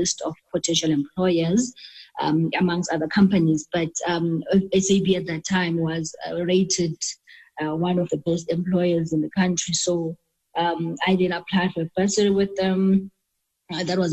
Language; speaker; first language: English; non-native, local second language; Xhosa